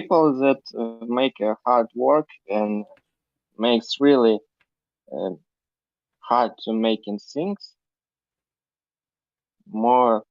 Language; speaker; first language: English; non-native, learner; Russian